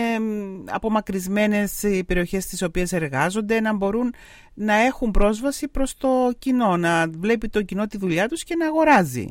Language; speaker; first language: Greek; native; Greek